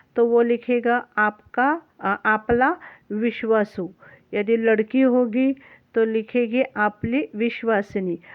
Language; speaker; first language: Hindi; non-native, local second language; Marathi